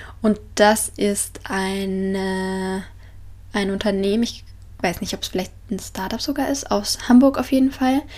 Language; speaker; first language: German; native; German